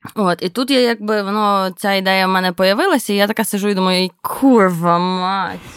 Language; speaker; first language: Ukrainian; native; Ukrainian